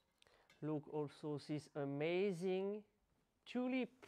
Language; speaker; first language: English; non-native, learner; French